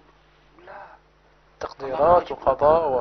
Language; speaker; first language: Arabic; native; Arabic